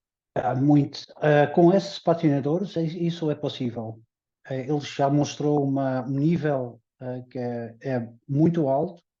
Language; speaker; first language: Portuguese; early bilingual, heritage; Dutch